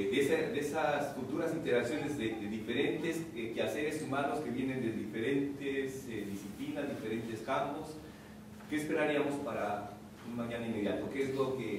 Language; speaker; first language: Spanish; native; Spanish